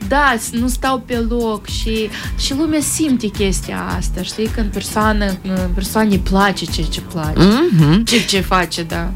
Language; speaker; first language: Romanian; non-native, local second language; Russian